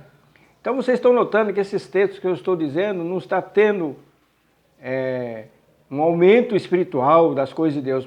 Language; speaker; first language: Portuguese; native; Portuguese